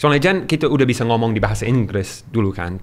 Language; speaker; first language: Indonesian; non-native, learner; English